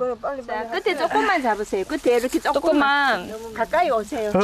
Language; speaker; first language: Korean; native; Korean